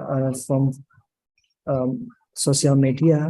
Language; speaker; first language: English; non-native, learner; Indonesian